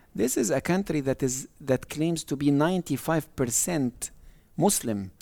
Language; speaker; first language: English; non-native, fluent; Arabic